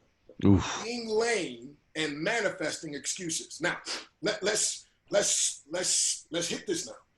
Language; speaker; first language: English; native; English